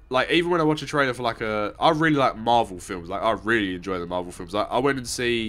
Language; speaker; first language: English; native; English